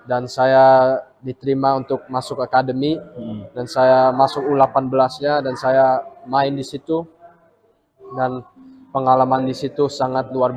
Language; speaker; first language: Indonesian; early bilingual, heritage; English